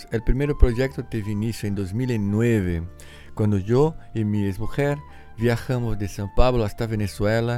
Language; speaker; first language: Spanish; non-native, fluent; Portuguese